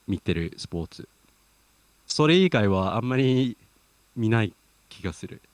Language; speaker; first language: Japanese; non-native, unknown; English